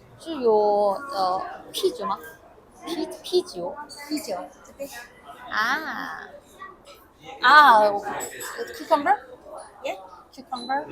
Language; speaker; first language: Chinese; non-native, learner; Korean